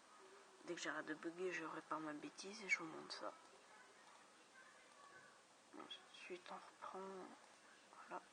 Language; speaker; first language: French; native; French